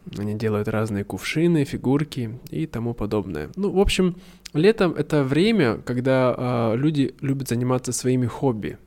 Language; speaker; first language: Russian; native; Russian